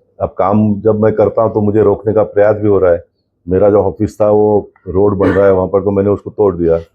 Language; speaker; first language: Hindi; non-native, local second language; Kannada